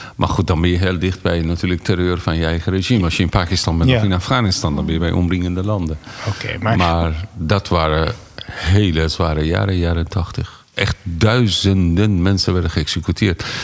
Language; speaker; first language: Dutch; non-native, fluent; Persian